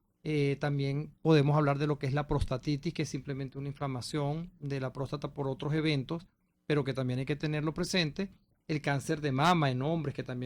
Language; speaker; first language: Spanish; native; Spanish